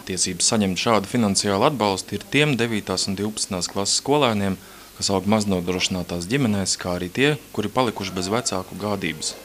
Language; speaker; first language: Latvian; native; Latvian